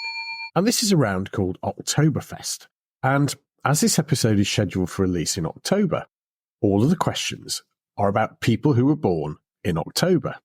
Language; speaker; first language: English; native; English